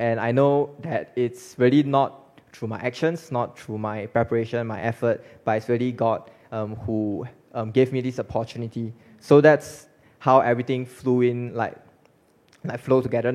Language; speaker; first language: English; non-native, local second language; Chinese